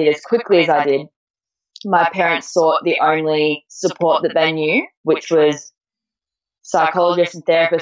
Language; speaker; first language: English; native; English